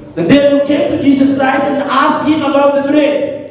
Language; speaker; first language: English; non-native, learner; Amharic